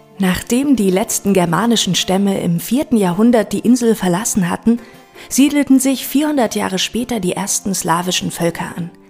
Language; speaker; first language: German; native; German